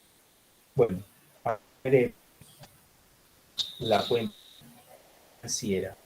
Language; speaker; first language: Spanish; native; Spanish